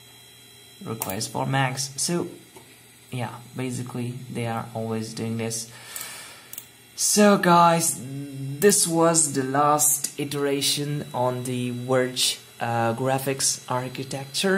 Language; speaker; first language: English; non-native, fluent; Hungarian